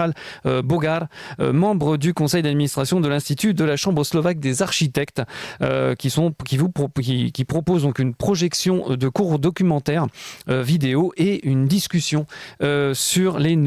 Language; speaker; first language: French; native; French